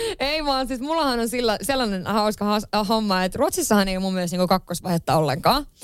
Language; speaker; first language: Finnish; early bilingual, heritage; Finnish